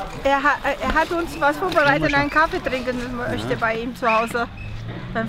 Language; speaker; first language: German; non-native, fluent; Romanian